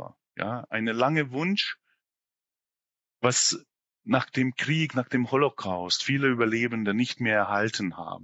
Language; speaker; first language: German; non-native, fluent; Hungarian